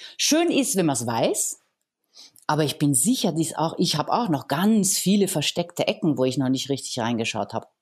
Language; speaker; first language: German; non-native, fluent; French